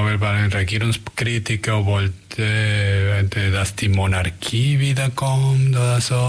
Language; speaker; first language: German; non-native, learner; Spanish